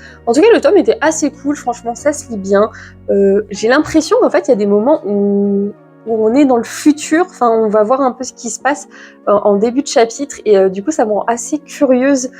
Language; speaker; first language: French; native; French